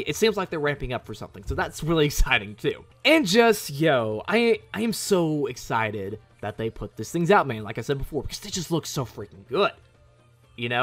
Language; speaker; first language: English; native; English